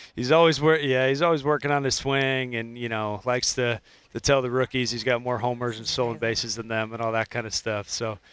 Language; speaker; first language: English; native; English